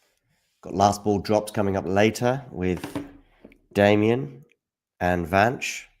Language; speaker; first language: English; native; English